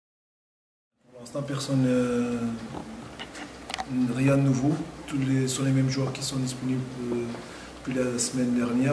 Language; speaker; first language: French; non-native, fluent; Portuguese